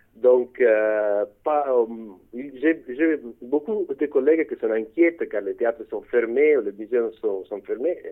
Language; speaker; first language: French; non-native, fluent; Italian